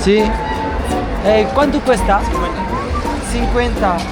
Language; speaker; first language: Spanish; non-native, learner; Korean